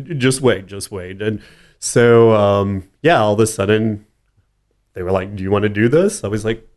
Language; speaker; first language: English; native; English